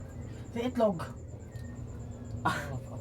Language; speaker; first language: Filipino; non-native, local second language; Cebuano